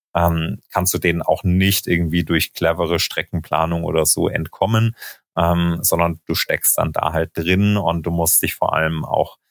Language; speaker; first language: German; native; German